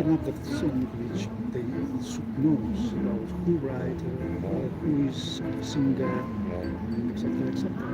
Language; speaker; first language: English; non-native, learner; Ukrainian